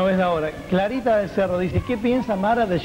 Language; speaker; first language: Spanish; native; Spanish